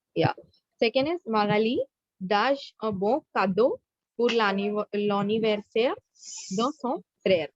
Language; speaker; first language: French; non-native, fluent; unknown